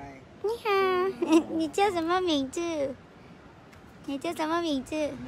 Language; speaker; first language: Chinese; non-native, learner; Thai